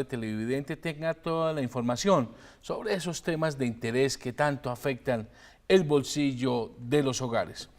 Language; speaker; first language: Spanish; native; Spanish